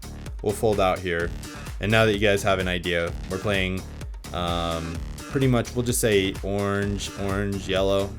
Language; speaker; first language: English; native; English